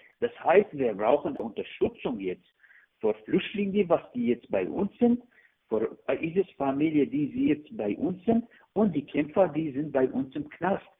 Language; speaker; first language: German; non-native, learner; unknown